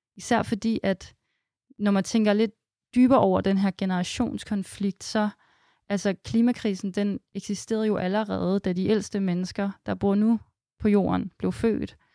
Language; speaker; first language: Danish; native; Danish